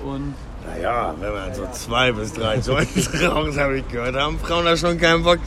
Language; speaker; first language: German; native; German